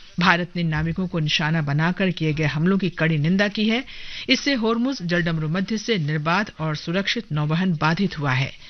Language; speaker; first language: Hindi; native; Hindi